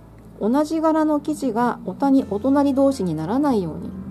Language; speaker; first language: Japanese; native; Japanese